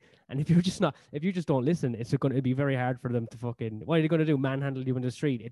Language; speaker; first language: English; native; English